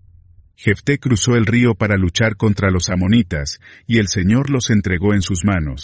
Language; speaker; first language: Spanish; native; Spanish